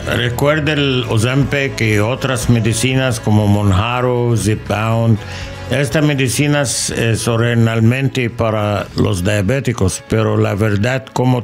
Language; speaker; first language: Spanish; non-native, fluent; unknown